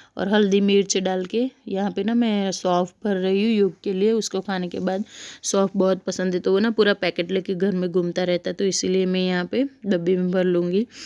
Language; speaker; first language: Hindi; non-native, local second language; Gujarati